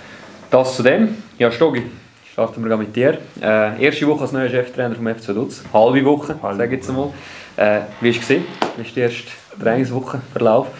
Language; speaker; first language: German; native; German